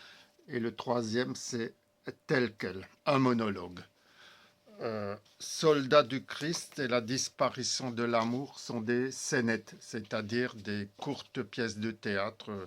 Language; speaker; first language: French; native; French